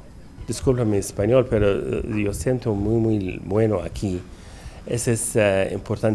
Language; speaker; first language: Spanish; non-native, learner; Arabic